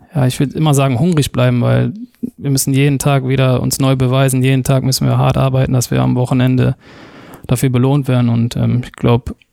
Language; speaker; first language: German; native; German